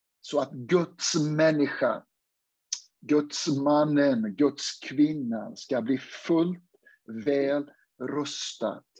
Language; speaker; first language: Swedish; non-native, fluent; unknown